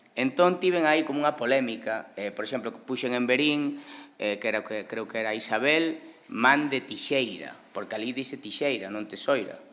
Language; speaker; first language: Galician; non-native, local second language; Spanish